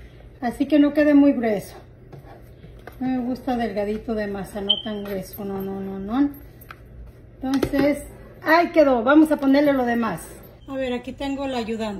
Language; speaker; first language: Spanish; native; Spanish